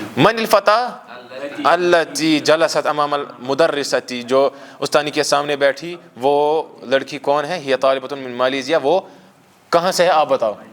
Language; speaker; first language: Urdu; non-native, local second language; Kashmiri